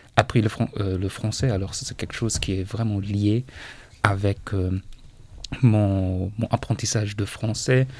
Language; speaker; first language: French; non-native, fluent; German